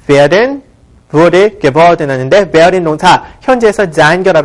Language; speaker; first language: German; non-native, fluent; Korean